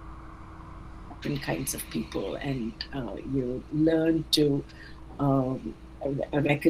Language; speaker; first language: English; non-native, local second language; Telugu